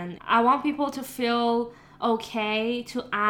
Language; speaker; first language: English; non-native, fluent; Persian